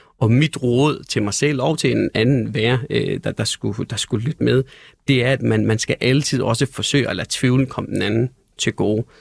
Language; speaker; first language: Danish; early bilingual, other home language; Persian